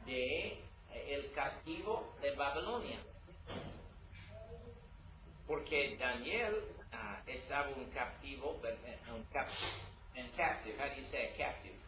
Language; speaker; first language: Spanish; non-native, learner; English